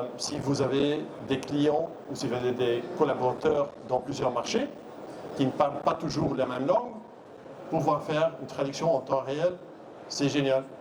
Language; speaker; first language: French; non-native, local second language; Dutch